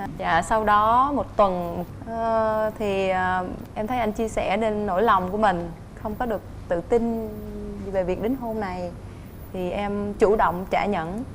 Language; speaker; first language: Vietnamese; native; Vietnamese